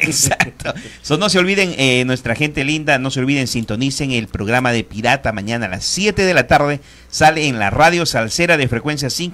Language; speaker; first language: Spanish; native; Spanish